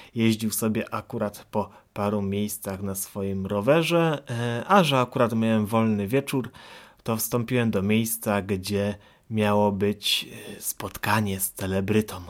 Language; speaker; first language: Polish; native; Polish